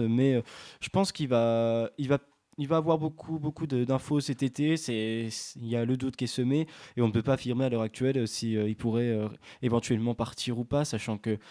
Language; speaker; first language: French; native; French